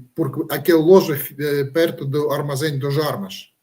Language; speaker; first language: Portuguese; non-native, learner; Russian